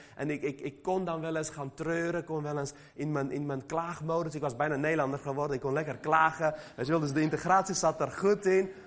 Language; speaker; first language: Dutch; early bilingual, other home language; Armenian